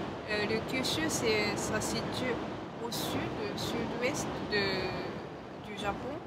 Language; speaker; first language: French; non-native, fluent; Japanese